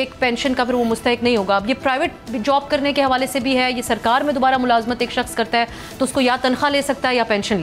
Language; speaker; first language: Urdu; native; Urdu